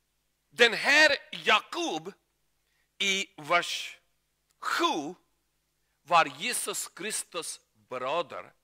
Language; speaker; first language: Swedish; non-native, learner; Urdu